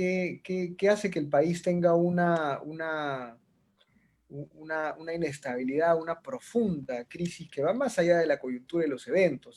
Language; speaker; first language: Spanish; native; Spanish